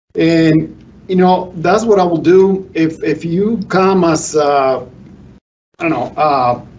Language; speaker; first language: English; non-native, fluent; Spanish